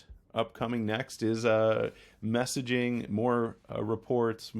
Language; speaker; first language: English; native; English